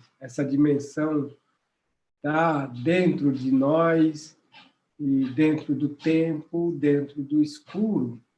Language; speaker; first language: Portuguese; non-native, local second language; Guarani